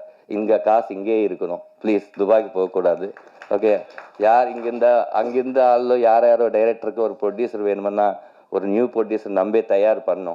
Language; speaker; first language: Tamil; non-native, learner; Telugu